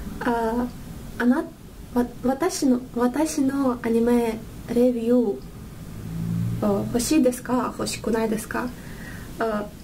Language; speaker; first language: Japanese; non-native, learner; Russian